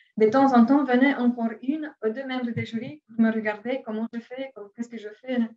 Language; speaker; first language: French; non-native, fluent; Romanian